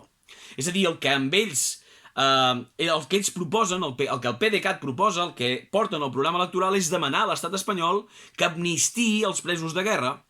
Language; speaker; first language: Catalan; native; Catalan